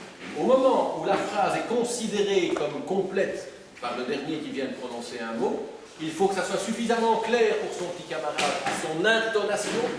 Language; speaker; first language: French; native; French